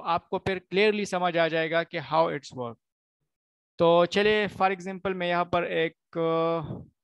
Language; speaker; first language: Urdu; non-native, local second language; Punjabi